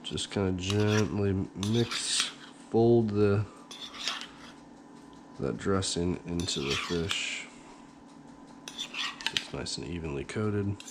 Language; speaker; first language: English; native; English